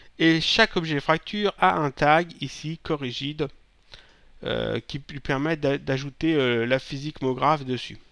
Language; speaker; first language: French; native; French